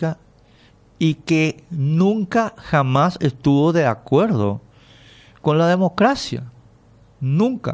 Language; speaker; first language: Spanish; native; Spanish